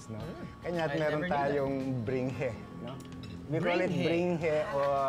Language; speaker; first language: Filipino; non-native, local second language; Pampanga